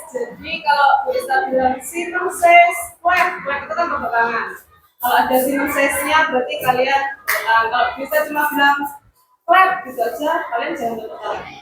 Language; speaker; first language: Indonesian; native; Indonesian